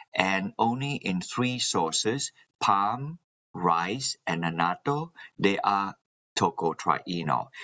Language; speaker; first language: English; non-native, local second language; Min Nan Chinese